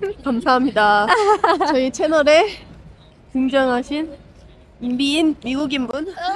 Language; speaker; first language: Korean; non-native, fluent; Turkish